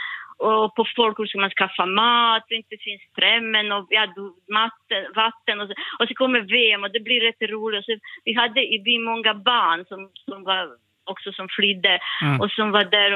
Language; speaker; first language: Swedish; non-native, learner; Bosnian